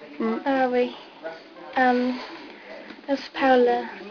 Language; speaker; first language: French; non-native, learner; English